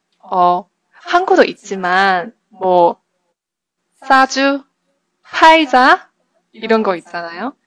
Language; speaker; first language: Korean; non-native, fluent; Chinese